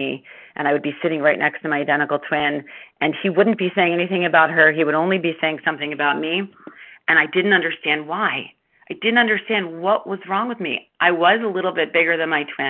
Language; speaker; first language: English; native; English